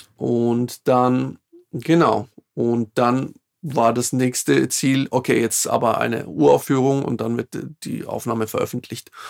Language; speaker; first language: German; non-native, fluent; Slovak